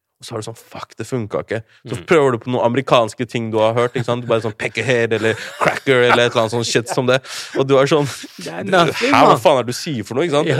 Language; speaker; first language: Norwegian; early bilingual, other home language; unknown